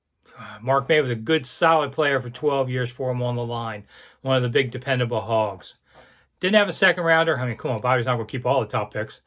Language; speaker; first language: English; native; English